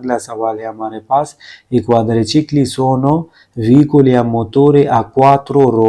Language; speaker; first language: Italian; non-native, learner; Urdu